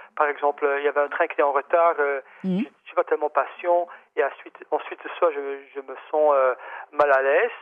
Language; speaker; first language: French; non-native, fluent; Dutch